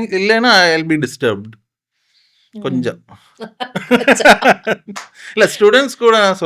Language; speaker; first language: Tamil; non-native, fluent; Malayalam